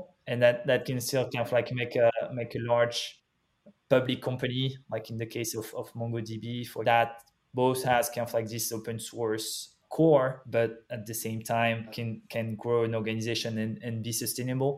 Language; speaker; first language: English; non-native, fluent; French